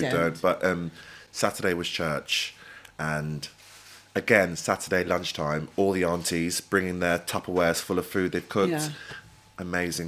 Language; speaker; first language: English; native; English